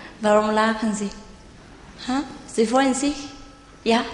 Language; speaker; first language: German; non-native, learner; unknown